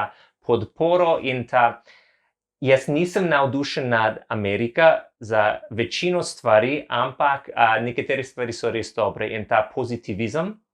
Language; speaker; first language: Slovenian; non-native, learner; English